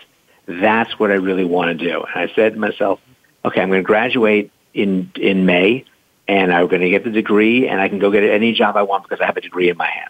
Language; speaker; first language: English; native; English